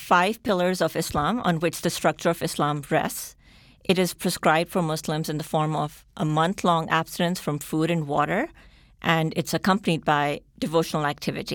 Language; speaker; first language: English; non-native, local second language; Urdu